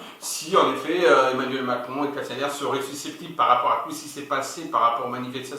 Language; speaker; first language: French; native; French